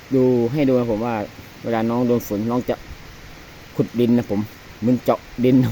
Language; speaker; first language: Thai; native; Thai